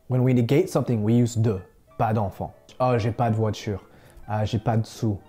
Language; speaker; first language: French; non-native, fluent; English